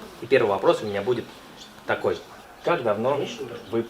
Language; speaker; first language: Russian; native; Russian